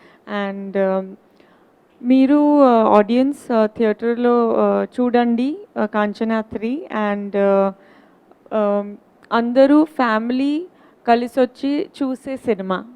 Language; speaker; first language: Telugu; non-native, learner; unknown